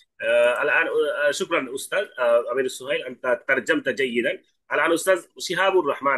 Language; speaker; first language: Arabic; non-native, fluent; Bangla